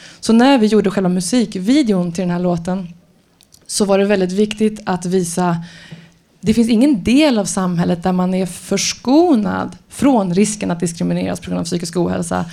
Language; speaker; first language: Swedish; native; Swedish